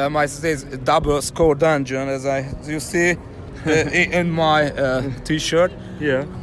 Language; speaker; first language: English; non-native, learner; Hungarian